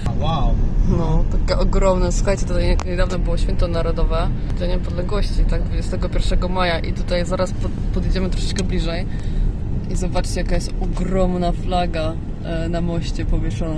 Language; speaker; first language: Polish; native; Polish